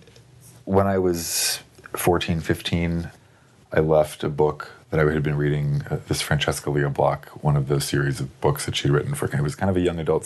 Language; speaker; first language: English; native; English